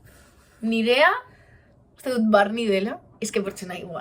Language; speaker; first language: Basque; non-native, local second language; Spanish